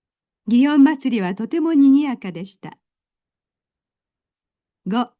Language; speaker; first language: Japanese; non-native, learner; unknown